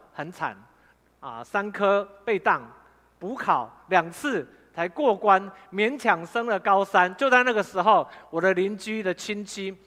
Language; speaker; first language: Chinese; native; Chinese